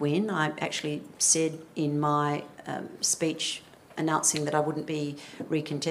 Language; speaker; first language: English; native; English